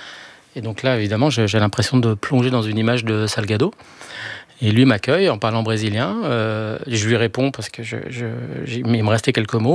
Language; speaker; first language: French; native; French